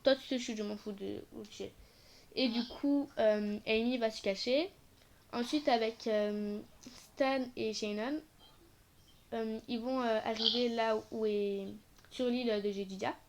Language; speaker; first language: French; native; French